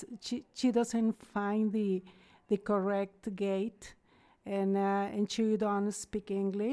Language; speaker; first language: English; non-native, fluent; Spanish